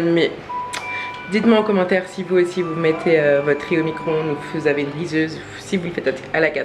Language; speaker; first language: French; native; French